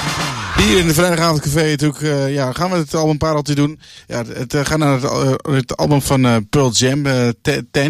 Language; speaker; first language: Dutch; native; Dutch